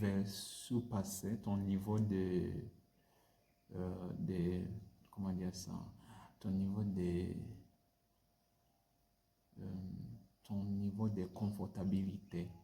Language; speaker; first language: French; non-native, learner; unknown